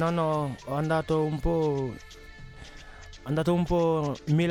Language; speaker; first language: Italian; non-native, learner; Wolof